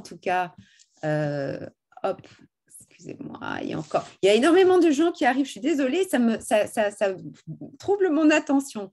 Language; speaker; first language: French; native; French